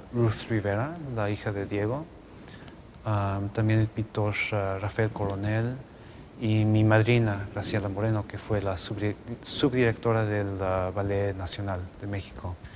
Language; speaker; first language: Spanish; non-native, local second language; English